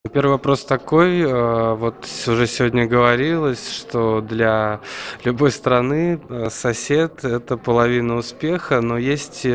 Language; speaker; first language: Russian; native; Russian